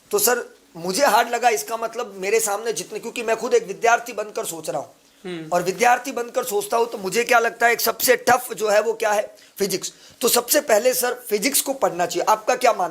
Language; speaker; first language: Hindi; native; Hindi